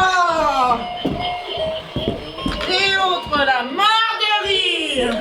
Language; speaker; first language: French; native; French